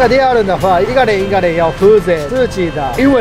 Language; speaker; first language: Chinese; non-native, fluent; Japanese